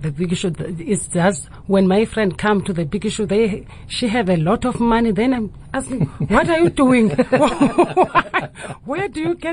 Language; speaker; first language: English; non-native, local second language; Xhosa